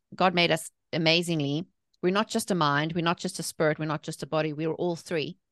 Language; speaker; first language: English; native; English